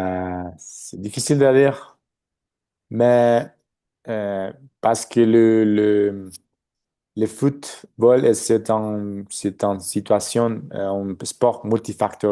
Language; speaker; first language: French; non-native, learner; Spanish